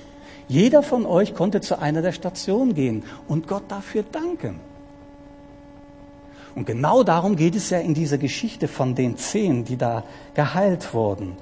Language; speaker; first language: German; native; German